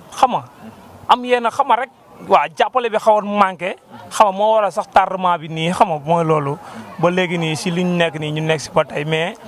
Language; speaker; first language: Wolof; native; Wolof